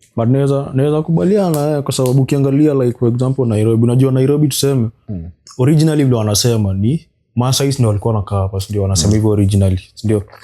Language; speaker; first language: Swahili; native; Swahili